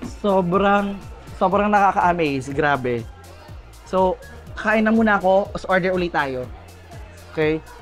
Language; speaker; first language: Filipino; native; Filipino